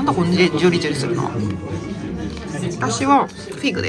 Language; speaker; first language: Japanese; native; Japanese